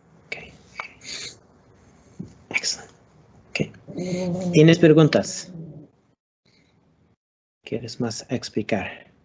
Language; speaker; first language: Spanish; non-native, learner; English